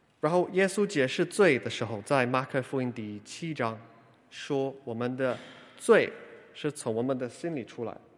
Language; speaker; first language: Chinese; non-native, fluent; English